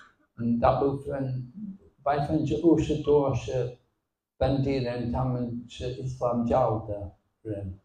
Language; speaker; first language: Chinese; non-native, fluent; English